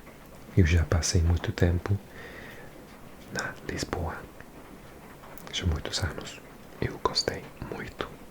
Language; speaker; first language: Portuguese; non-native, learner; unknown